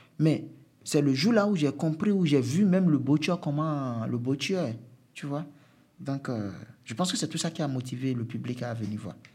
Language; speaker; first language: French; non-native, local second language; Fon